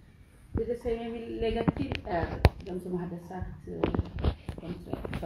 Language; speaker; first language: Swedish; non-native, learner; Tigrinya